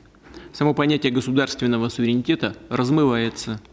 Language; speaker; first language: Russian; native; Russian